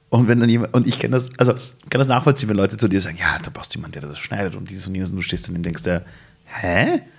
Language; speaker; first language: German; early bilingual, other home language; Persian